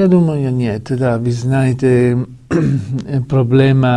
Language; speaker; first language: Russian; non-native, learner; Italian